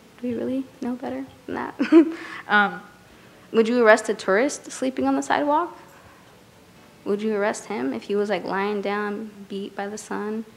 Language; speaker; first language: English; native; English